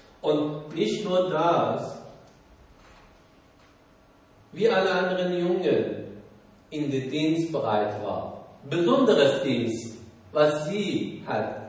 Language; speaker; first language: German; non-native, learner; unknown